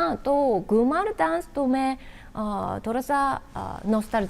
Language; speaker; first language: Hindi; non-native, learner; Japanese